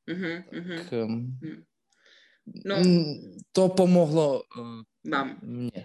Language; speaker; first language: Czech; non-native, learner; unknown